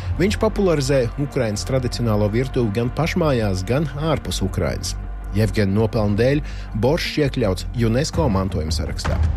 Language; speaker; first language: Latvian; native; Latvian